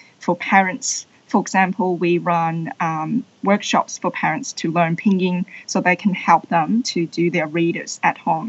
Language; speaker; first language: English; non-native, fluent; Chinese